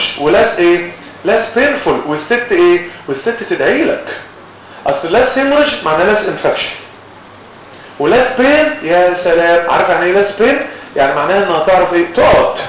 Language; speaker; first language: Arabic; native; Arabic